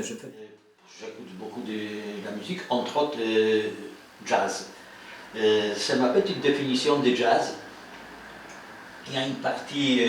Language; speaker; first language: French; non-native, fluent; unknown